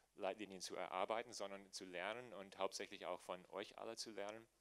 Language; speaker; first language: German; non-native, fluent; English